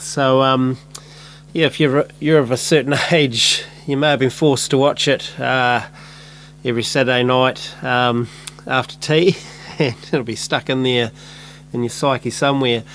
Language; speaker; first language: English; native; English